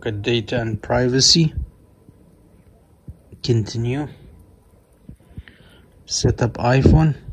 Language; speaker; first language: English; non-native, fluent; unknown